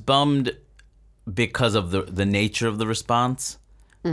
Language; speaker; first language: English; native; English